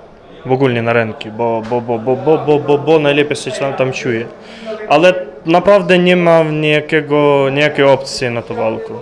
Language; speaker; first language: Polish; non-native, learner; Ukrainian